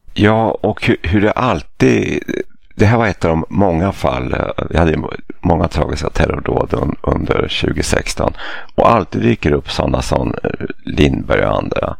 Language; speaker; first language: Swedish; native; Swedish